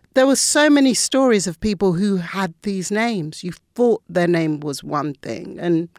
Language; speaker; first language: English; native; English